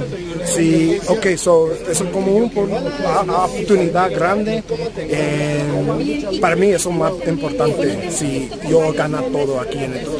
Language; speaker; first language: Spanish; early bilingual, heritage; English